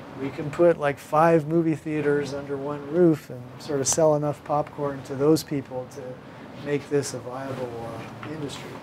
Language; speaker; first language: English; native; English